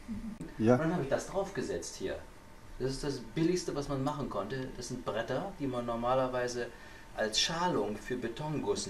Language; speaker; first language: German; native; German